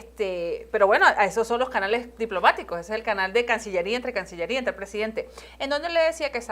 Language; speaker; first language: Spanish; native; Spanish